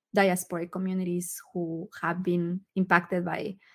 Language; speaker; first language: English; early bilingual, other home language; Spanish